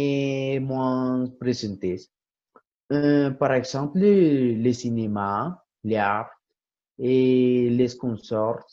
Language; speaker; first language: French; non-native, learner; Spanish